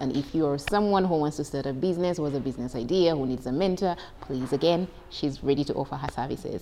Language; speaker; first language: English; non-native, local second language; Ganda